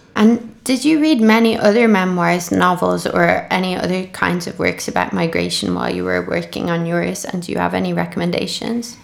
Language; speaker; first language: English; native; English